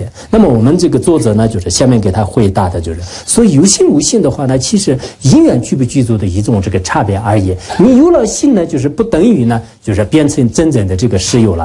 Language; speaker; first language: Chinese; non-native, local second language; Tibetan